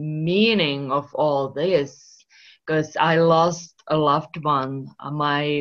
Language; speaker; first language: English; non-native, fluent; Finnish